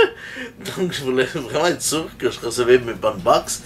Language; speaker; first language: French; native; French